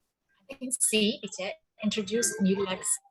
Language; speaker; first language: English; non-native, learner; Burmese